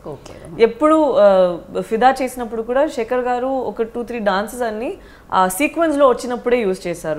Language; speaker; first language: Telugu; non-native, learner; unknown